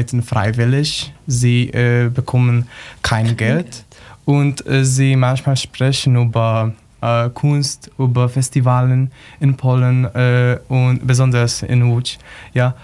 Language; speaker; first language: German; non-native, learner; Polish